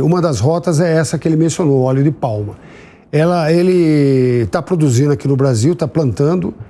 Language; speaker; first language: Portuguese; native; Portuguese